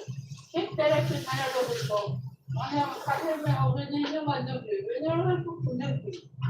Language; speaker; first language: Arabic; non-native, learner; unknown